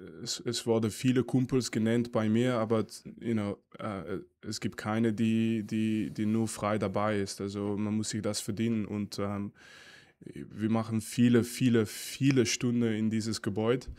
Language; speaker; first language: German; non-native, fluent; French